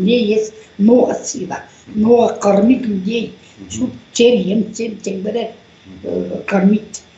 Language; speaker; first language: Russian; non-native, local second language; Tuvinian